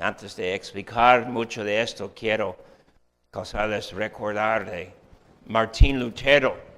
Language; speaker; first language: Spanish; non-native, fluent; English